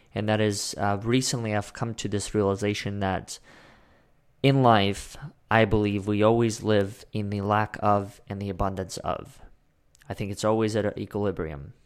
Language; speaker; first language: English; early bilingual, other home language; Russian